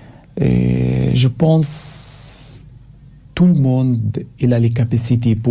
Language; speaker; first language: French; non-native, learner; Arabic